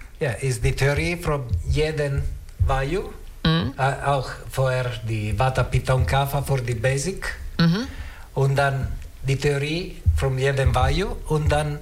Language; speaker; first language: German; non-native, learner; Italian